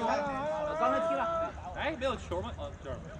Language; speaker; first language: Chinese; native; Chinese